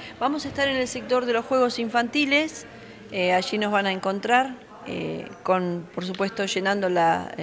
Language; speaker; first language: Spanish; native; Spanish